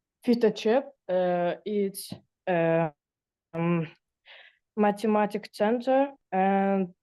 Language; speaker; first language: English; non-native, learner; Russian